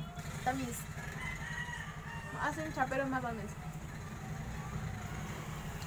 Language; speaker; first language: Filipino; native; Filipino